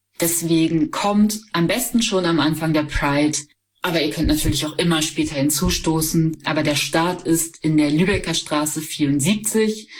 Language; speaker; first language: German; native; German